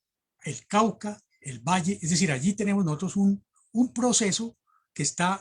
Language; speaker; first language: Spanish; native; Spanish